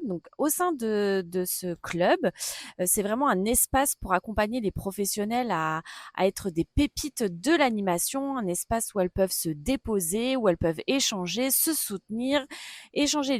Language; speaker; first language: French; native; French